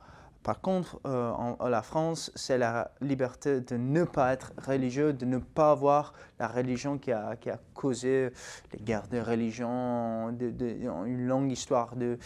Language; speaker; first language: French; non-native, fluent; Italian